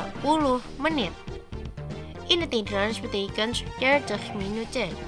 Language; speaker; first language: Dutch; non-native, fluent; Indonesian